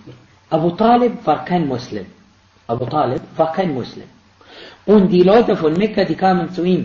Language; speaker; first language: German; non-native, fluent; Arabic